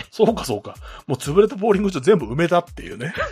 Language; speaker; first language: Japanese; native; Japanese